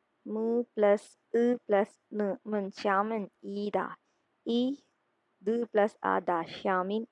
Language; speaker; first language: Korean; non-native, learner; Urdu